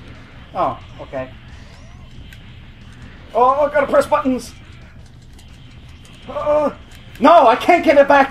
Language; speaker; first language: English; native; English